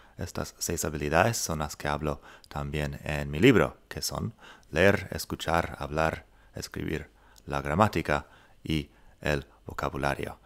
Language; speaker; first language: Spanish; non-native, fluent; English